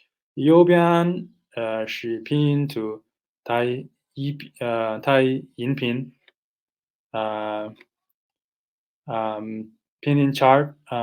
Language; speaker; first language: Chinese; non-native, learner; Nepali